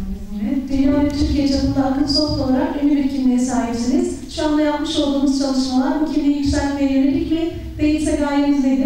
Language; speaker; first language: Turkish; native; Turkish